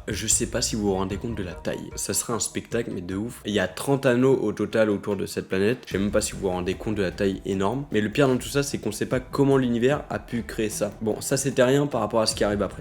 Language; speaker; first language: French; native; French